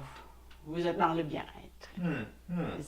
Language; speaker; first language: French; non-native, fluent; Khmer